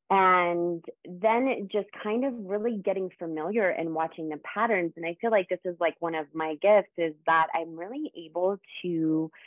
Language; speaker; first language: English; native; English